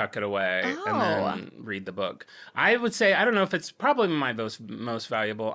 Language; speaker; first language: English; native; English